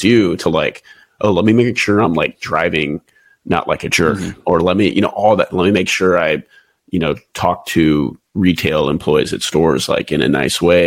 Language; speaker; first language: English; native; English